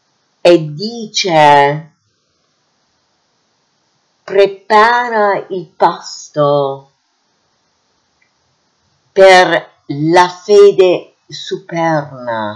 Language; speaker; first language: Italian; non-native, fluent; English